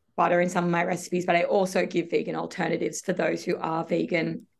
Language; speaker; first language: English; native; English